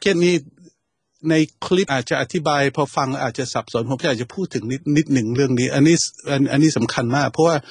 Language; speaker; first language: Thai; native; Thai